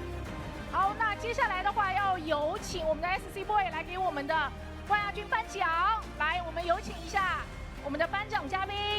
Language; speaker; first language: Chinese; native; Chinese